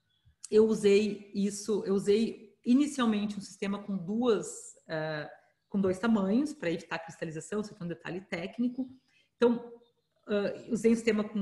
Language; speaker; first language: Portuguese; native; Portuguese